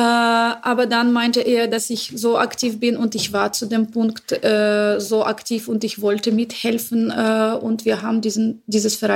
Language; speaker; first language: German; non-native, fluent; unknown